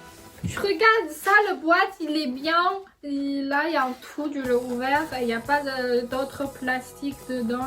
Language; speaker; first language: French; non-native, learner; Chinese